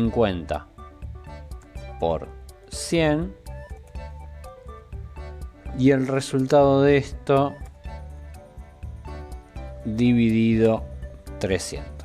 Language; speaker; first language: Spanish; native; Spanish